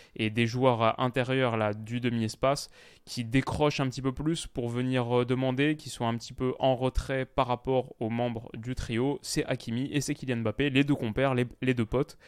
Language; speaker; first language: French; native; French